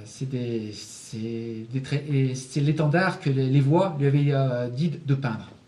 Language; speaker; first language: French; native; French